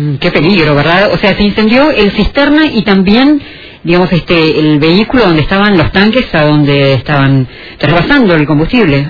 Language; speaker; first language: Spanish; native; Spanish